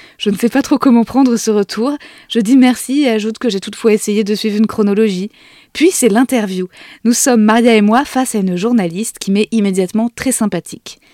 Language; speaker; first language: French; native; French